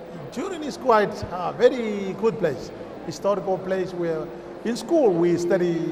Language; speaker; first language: English; non-native, fluent; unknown